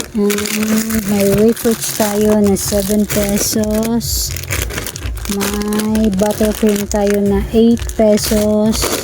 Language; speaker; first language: Filipino; non-native, local second language; Cebuano